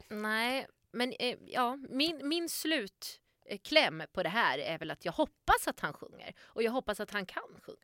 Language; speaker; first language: Swedish; native; Swedish